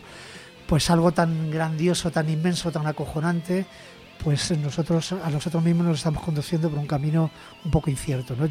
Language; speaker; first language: Spanish; native; Spanish